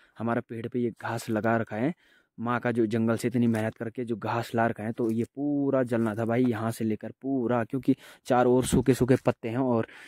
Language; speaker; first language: Hindi; non-native, local second language; Garhwali